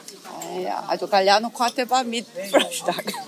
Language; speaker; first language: German; non-native, learner; Korean